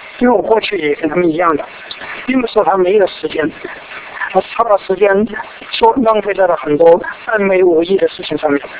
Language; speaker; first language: Chinese; native; Chinese